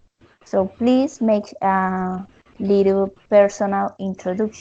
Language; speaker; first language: English; non-native, learner; Spanish